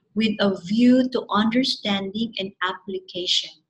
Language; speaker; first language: English; non-native, local second language; Filipino